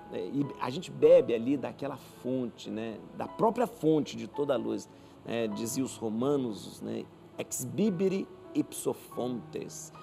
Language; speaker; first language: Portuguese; native; Portuguese